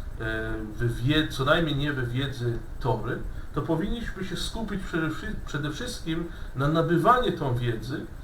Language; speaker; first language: Polish; non-native, fluent; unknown